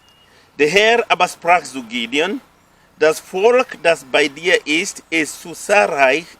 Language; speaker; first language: German; non-native, fluent; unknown